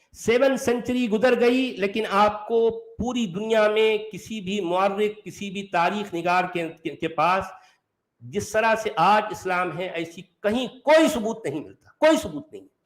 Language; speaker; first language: Urdu; native; Urdu